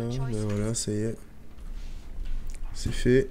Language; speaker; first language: French; native; French